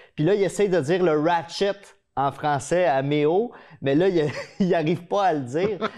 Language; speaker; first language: French; native; French